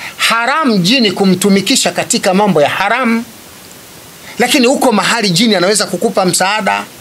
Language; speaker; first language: Swahili; native; Swahili